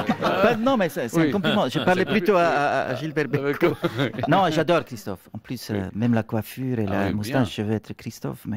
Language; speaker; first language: French; non-native, local second language; Swiss German